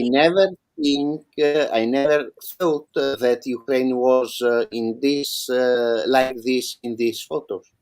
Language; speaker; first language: English; non-native, learner; Italian